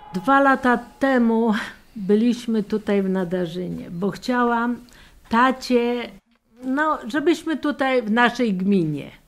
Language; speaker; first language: Polish; native; Polish